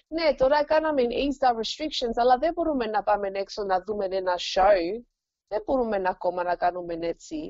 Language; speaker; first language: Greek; early bilingual, heritage; English